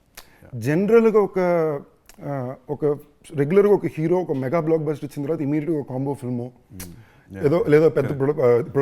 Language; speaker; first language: Telugu; native; Telugu